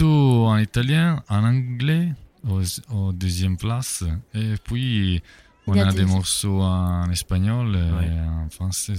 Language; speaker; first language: French; non-native, learner; Italian